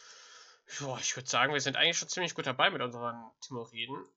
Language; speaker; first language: German; native; German